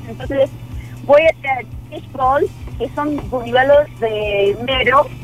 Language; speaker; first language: Spanish; non-native, fluent; Filipino